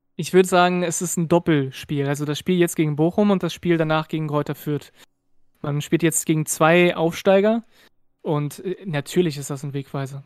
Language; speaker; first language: German; non-native, fluent; French